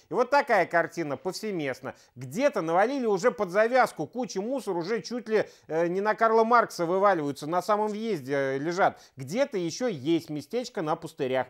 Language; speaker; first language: Russian; native; Russian